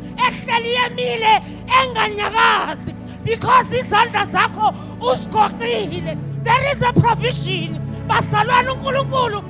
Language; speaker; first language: Zulu; non-native, local second language; Xhosa